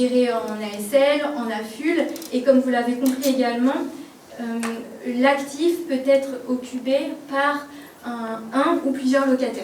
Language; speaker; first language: French; native; French